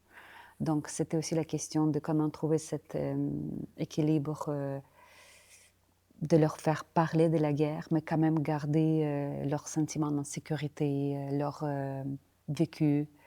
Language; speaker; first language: French; non-native, fluent; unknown